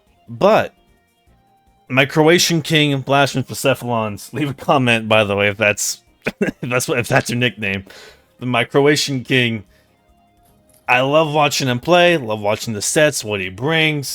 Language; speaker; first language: English; native; English